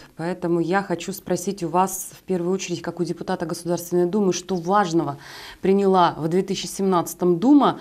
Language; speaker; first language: Russian; native; Russian